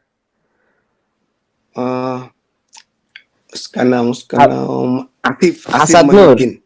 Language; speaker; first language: Hindi; non-native, learner; Bangla